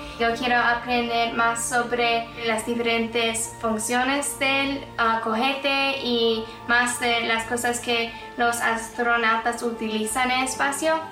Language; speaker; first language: Spanish; non-native, learner; English